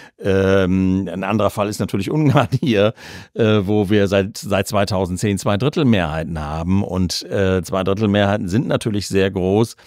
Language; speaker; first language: German; native; German